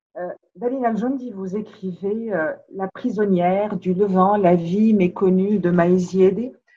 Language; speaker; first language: French; non-native, local second language; Arabic